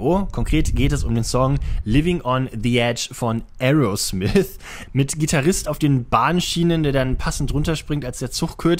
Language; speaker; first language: German; native; German